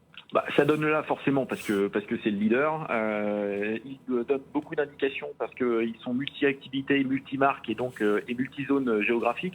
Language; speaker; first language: French; native; French